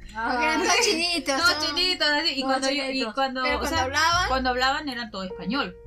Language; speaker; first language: Spanish; early bilingual, heritage; Japanese